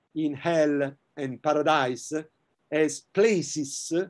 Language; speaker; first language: English; non-native, fluent; Italian